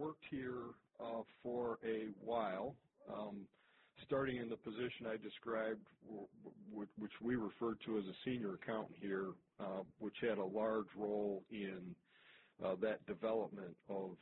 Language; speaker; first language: English; native; English